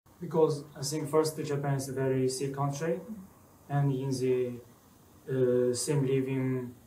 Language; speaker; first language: English; non-native, learner; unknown